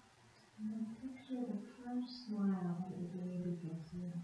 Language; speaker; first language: English; native; English